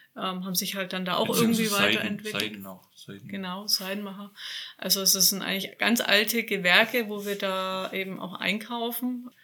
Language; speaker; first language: German; native; German